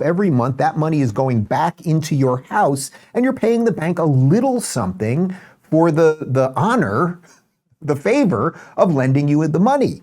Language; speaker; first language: English; native; English